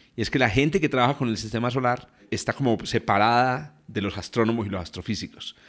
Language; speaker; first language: Spanish; native; Spanish